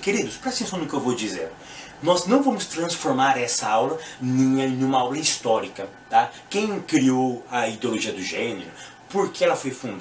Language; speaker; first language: Portuguese; native; Portuguese